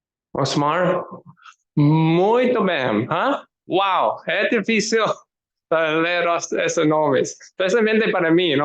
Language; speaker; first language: Portuguese; non-native, learner; English